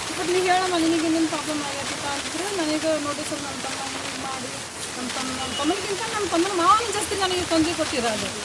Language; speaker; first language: Kannada; non-native, local second language; Lambadi